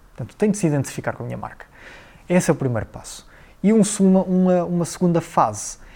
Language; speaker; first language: Portuguese; native; Portuguese